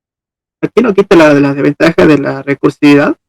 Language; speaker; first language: Spanish; native; Spanish